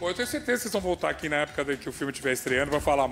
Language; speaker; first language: Portuguese; native; Portuguese